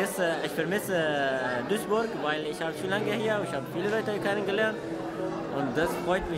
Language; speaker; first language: German; non-native, learner; Arabic